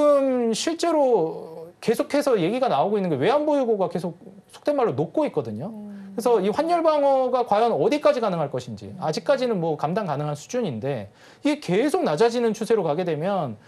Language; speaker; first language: Korean; native; Korean